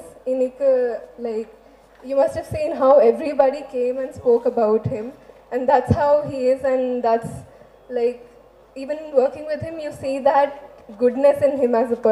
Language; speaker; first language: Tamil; non-native, fluent; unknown